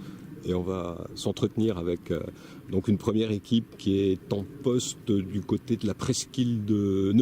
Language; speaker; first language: French; native; French